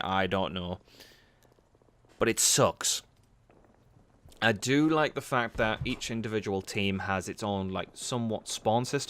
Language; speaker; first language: English; native; English